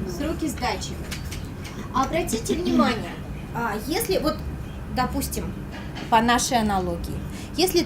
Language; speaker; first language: Russian; native; Russian